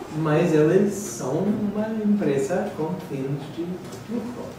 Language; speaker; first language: Portuguese; non-native, fluent; English